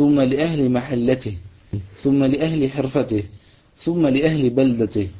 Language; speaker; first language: Arabic; native; Arabic